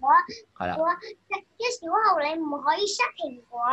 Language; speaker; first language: Chinese; early bilingual, other home language; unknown